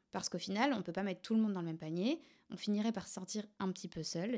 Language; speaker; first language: French; native; French